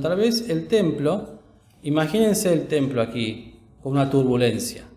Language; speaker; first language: Spanish; native; Spanish